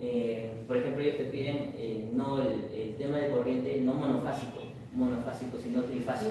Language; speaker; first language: Spanish; native; Spanish